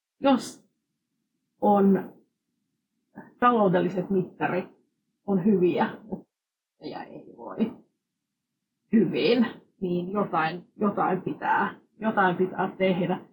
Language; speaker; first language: Finnish; non-native, fluent; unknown